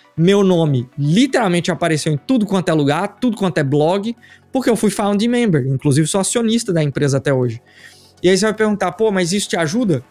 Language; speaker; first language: Portuguese; native; Portuguese